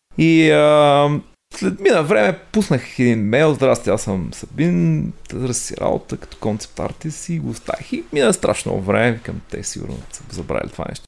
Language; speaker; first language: Bulgarian; native; Bulgarian